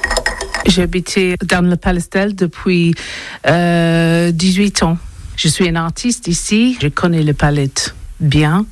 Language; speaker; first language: French; non-native, learner; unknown